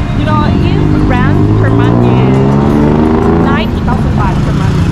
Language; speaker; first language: English; non-native, learner; Thai